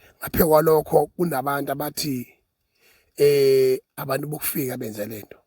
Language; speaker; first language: Zulu; native; Zulu